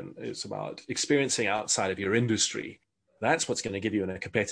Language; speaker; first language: English; native; English